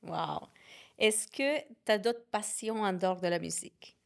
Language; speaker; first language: French; native; French